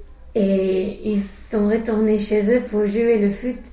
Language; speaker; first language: French; non-native, fluent; English